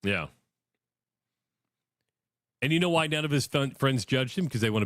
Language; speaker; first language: English; native; English